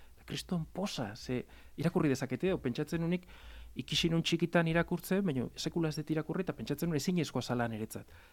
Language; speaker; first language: Basque; native; Basque